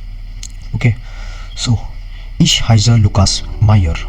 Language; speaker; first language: German; non-native, learner; Marathi